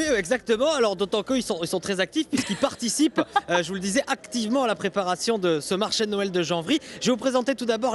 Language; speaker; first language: French; native; French